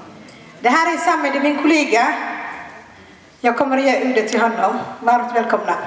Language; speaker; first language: Swedish; non-native, learner; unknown